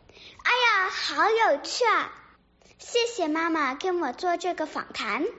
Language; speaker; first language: Chinese; early bilingual, other home language; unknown